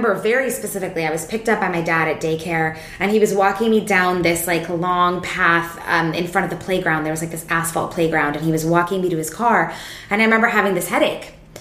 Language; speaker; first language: English; native; English